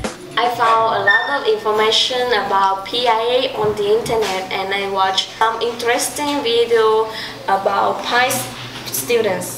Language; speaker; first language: English; non-native, learner; Vietnamese